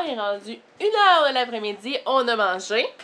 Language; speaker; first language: French; native; French